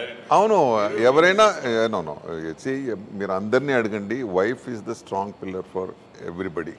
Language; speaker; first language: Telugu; non-native, fluent; Tamil